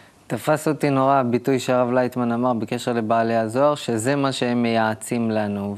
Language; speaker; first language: Hebrew; native; Hebrew